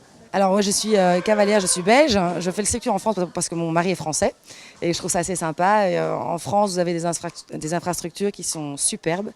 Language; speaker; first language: French; native; French